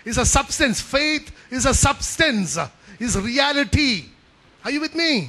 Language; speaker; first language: English; non-native, local second language; Malayalam